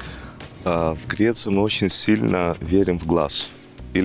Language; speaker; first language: Russian; non-native, fluent; Greek